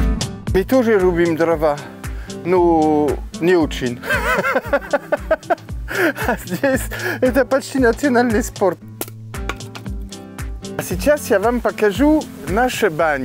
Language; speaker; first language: Russian; non-native, fluent; French